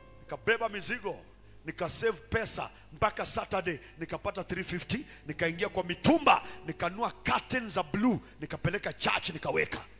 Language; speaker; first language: Swahili; non-native, local second language; Luyia